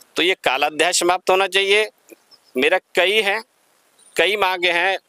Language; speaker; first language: Hindi; native; Hindi